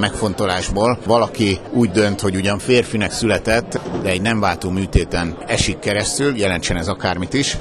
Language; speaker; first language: Hungarian; native; Hungarian